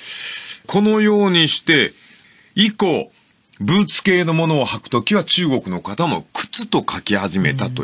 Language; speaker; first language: Japanese; native; Japanese